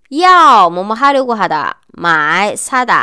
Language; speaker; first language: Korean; non-native, learner; Chinese